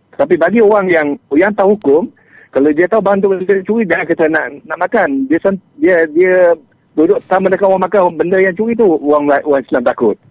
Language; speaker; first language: Malay; native; Malay